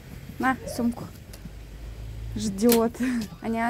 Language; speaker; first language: Russian; native; Russian